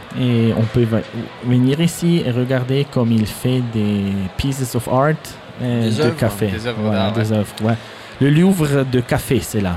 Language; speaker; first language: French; non-native, learner; German